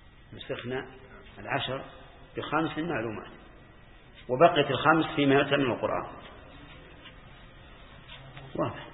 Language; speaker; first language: Arabic; native; Arabic